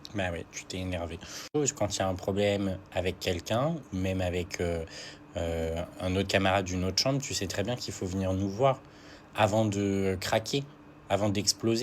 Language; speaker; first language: French; native; French